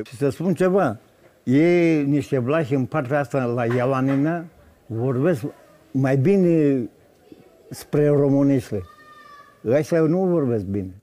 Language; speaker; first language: Romanian; non-native, fluent; Greek